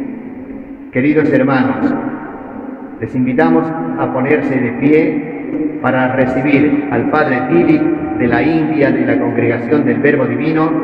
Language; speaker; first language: Spanish; native; Spanish